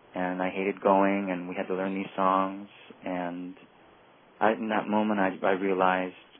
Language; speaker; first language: English; native; English